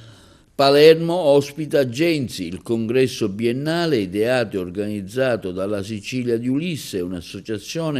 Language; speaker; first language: Italian; native; Italian